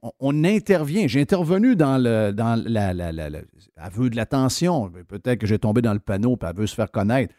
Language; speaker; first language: French; native; French